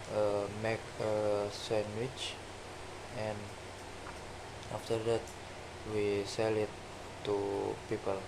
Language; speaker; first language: English; non-native, learner; Indonesian